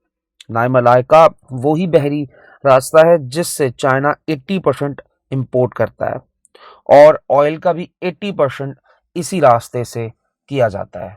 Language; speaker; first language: Urdu; native; Urdu